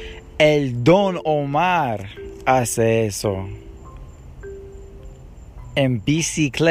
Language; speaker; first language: Spanish; non-native, learner; English